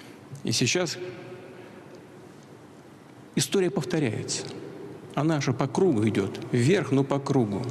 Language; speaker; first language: Russian; native; Russian